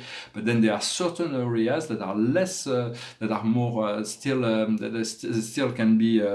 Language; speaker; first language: English; non-native, fluent; French